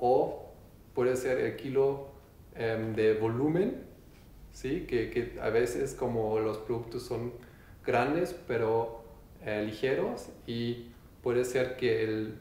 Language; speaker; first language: Spanish; non-native, learner; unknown